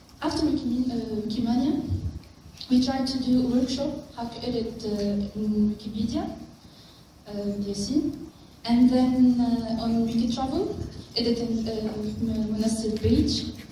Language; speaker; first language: English; non-native, local second language; Arabic